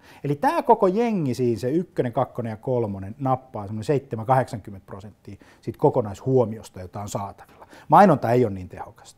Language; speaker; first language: Finnish; native; Finnish